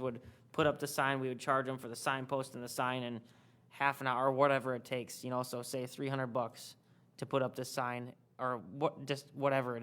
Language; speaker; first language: English; native; English